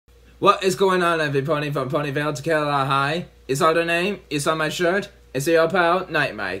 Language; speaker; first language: English; native; English